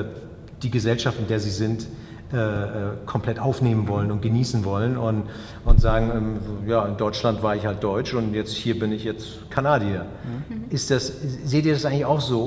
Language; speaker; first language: German; native; German